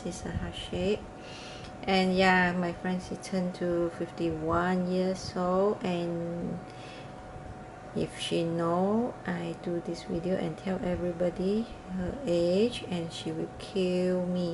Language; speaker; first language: English; non-native, learner; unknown